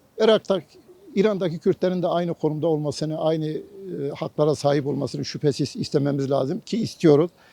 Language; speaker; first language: Turkish; non-native, local second language; Kurdish